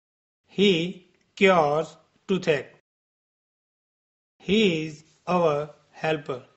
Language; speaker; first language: English; non-native, local second language; Gujarati